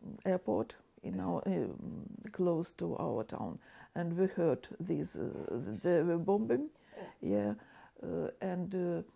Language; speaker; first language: English; non-native, fluent; Ukrainian